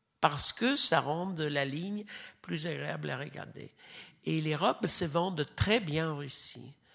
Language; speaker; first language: French; non-native, fluent; Russian